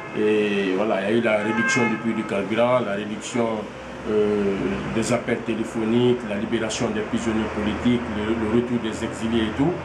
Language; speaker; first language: French; non-native, local second language; Fula